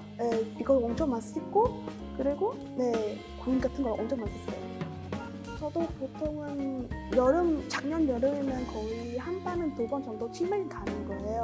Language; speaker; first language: Korean; non-native, fluent; Vietnamese